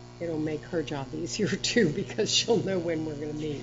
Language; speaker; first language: English; native; English